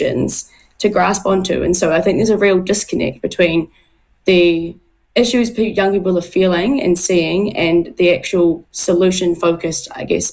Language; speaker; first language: English; native; English